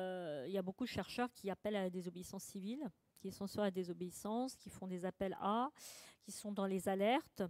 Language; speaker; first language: French; native; French